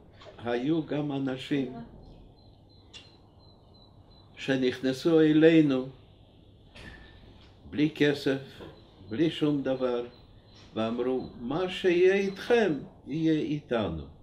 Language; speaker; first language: Hebrew; non-native, fluent; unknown